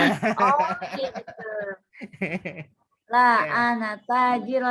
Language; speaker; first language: Arabic; non-native, learner; Indonesian